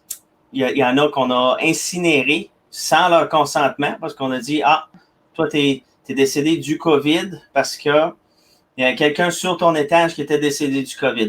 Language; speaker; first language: French; native; French